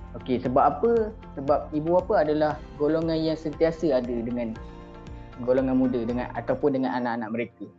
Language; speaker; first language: Malay; native; Malay